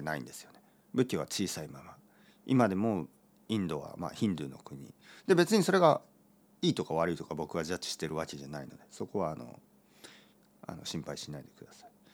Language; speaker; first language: Japanese; native; Japanese